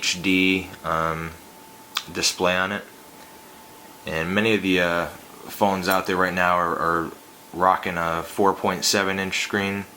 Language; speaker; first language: English; native; English